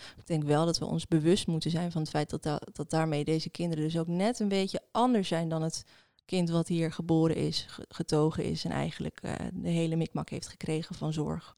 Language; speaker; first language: Dutch; early bilingual, other home language; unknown